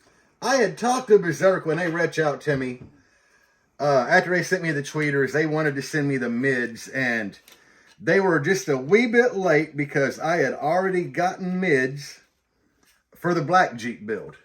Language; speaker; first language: English; native; English